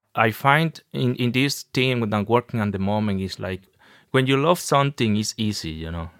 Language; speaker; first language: English; non-native, fluent; Spanish